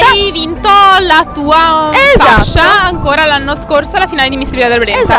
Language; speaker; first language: Italian; native; Italian